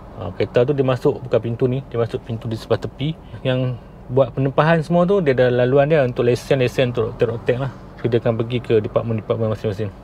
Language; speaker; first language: Malay; native; Malay